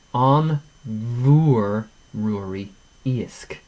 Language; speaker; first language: Irish; non-native, local second language; English